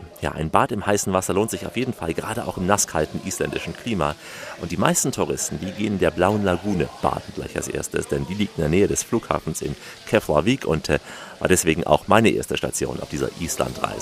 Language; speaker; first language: German; native; German